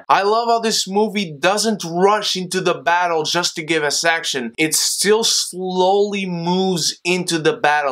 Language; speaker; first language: English; non-native, fluent; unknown